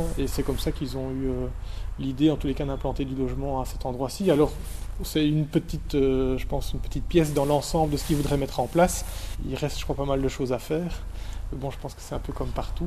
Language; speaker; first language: French; native; French